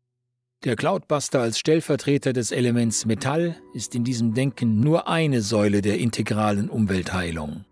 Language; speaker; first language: German; native; German